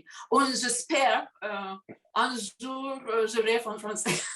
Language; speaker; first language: French; non-native, learner; Russian